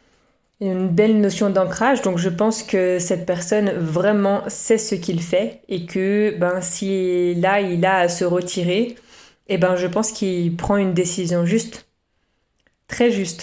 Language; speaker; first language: French; native; French